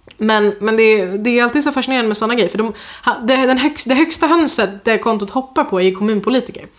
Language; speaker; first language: Swedish; native; Swedish